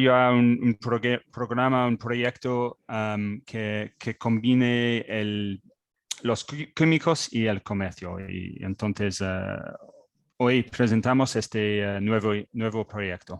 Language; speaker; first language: Spanish; non-native, learner; English